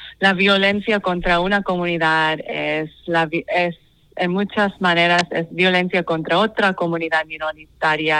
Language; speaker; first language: Spanish; non-native, fluent; English